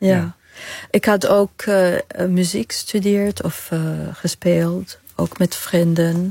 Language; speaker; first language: Dutch; non-native, fluent; Arabic